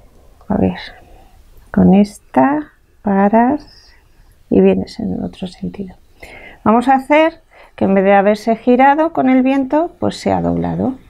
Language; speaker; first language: Spanish; native; Spanish